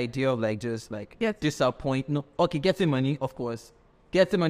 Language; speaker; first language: English; non-native, local second language; Akan